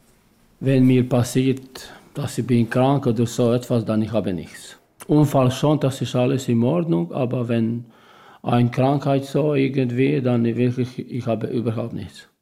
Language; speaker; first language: German; non-native, learner; Albanian